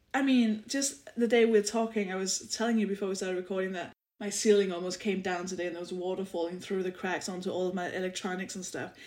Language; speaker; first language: English; non-native, fluent; Danish